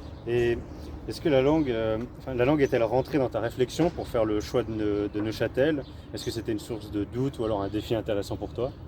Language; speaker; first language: French; native; French